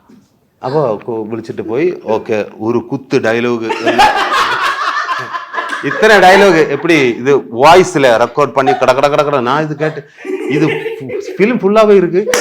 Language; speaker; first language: Tamil; non-native, learner; Malayalam